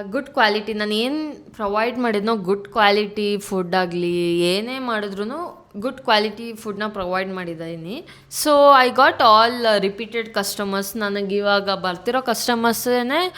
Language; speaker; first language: Kannada; native; Kannada